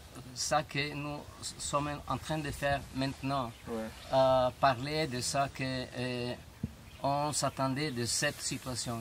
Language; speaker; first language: French; non-native, fluent; Italian